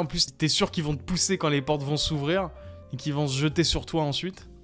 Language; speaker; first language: French; native; French